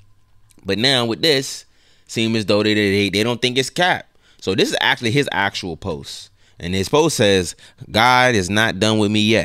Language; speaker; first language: English; native; English